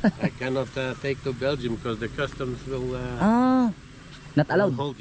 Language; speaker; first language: English; non-native, learner; Dutch